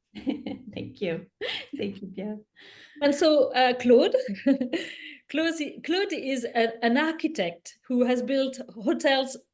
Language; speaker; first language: English; non-native, fluent; French